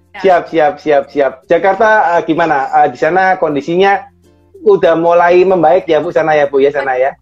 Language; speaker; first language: Indonesian; native; Indonesian